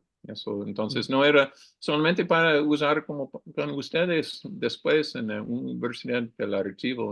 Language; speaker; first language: Spanish; non-native, learner; English